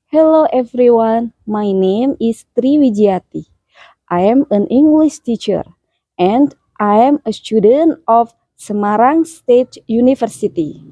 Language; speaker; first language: English; non-native, fluent; Indonesian